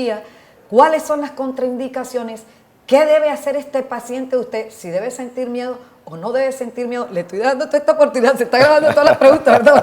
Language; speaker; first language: Spanish; native; Spanish